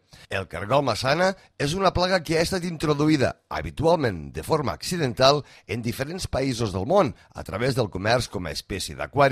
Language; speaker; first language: Catalan; native; Catalan